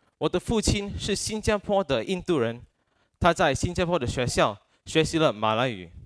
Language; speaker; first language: Chinese; non-native, local second language; English